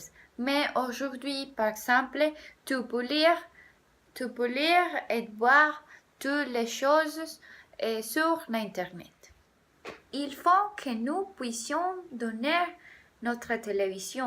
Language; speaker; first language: French; non-native, learner; Spanish